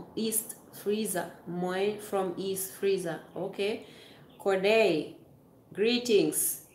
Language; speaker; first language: English; non-native, fluent; Swiss German